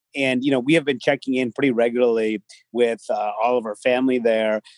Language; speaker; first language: English; native; English